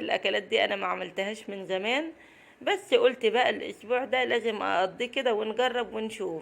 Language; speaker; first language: Arabic; native; Arabic